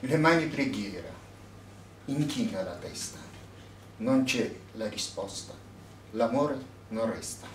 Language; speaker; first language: Italian; non-native, fluent; Russian